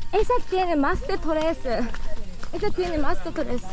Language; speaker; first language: Spanish; non-native, learner; Japanese